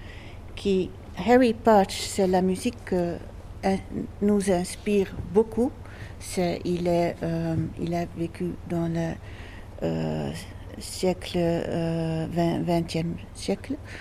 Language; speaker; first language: French; non-native, learner; Dutch